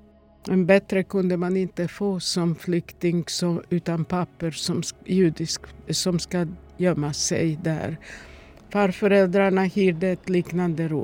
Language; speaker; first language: Swedish; non-native, fluent; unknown